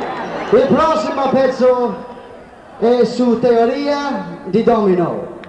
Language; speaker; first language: Italian; non-native, learner; English